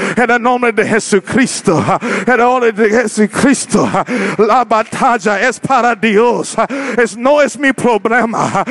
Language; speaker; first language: Spanish; non-native, learner; English